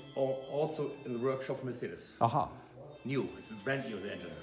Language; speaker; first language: English; non-native, fluent; German